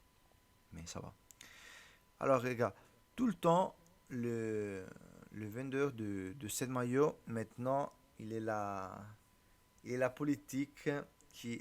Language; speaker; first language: French; non-native, learner; Italian